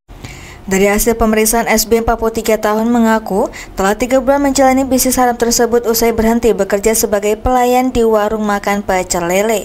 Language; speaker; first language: Indonesian; native; Indonesian